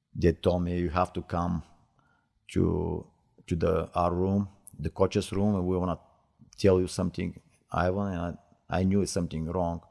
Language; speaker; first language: English; non-native, learner; Bulgarian